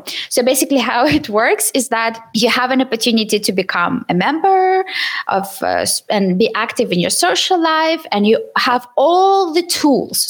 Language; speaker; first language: English; non-native, fluent; Ukrainian